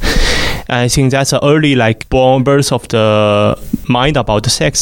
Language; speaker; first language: English; non-native, fluent; Chinese